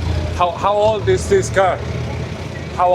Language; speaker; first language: English; non-native, learner; Mongolian